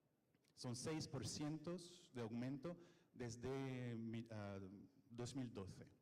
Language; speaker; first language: Spanish; non-native, fluent; French